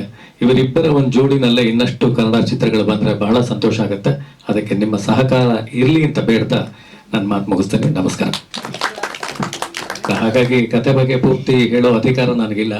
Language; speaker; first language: Kannada; native; Kannada